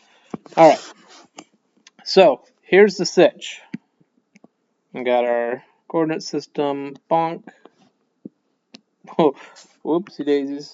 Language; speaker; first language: English; native; English